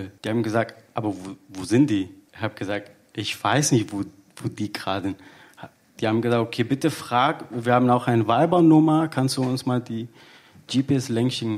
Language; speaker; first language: German; non-native, fluent; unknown